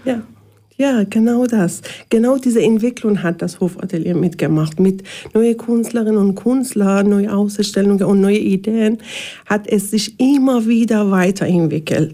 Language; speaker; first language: German; non-native, learner; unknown